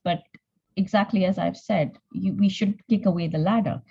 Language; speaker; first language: English; non-native, local second language; Punjabi